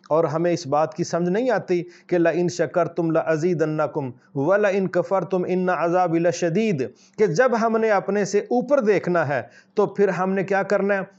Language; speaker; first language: Urdu; native; Urdu